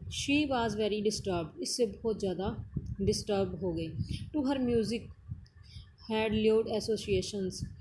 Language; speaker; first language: Hindi; native; Hindi